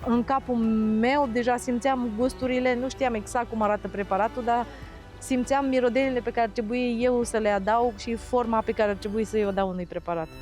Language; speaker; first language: Romanian; native; Romanian